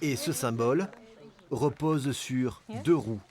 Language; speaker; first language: French; native; French